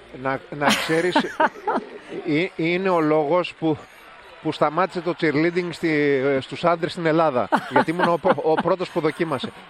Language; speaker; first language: Greek; native; Greek